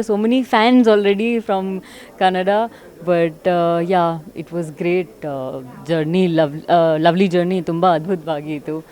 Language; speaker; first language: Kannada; non-native, learner; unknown